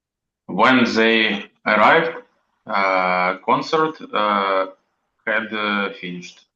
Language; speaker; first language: English; non-native, learner; Russian